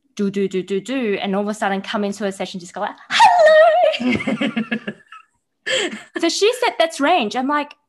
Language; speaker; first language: English; early bilingual, other home language; Chinese